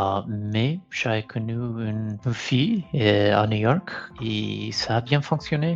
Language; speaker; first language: French; non-native, fluent; English